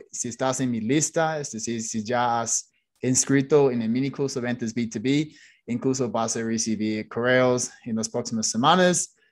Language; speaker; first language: Spanish; non-native, fluent; English